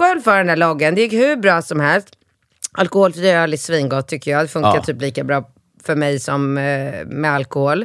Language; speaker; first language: Swedish; native; Swedish